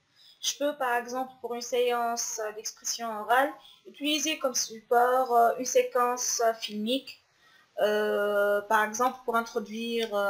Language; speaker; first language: French; non-native, local second language; Arabic